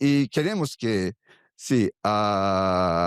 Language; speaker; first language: Portuguese; non-native, fluent; Japanese